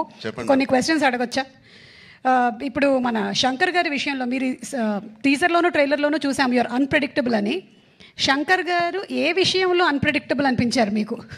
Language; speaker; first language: Telugu; native; Telugu